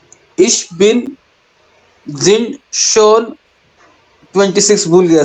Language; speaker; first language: German; non-native, learner; Hindi